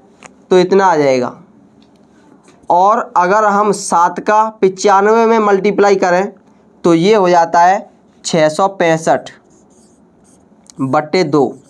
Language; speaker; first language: Hindi; native; Hindi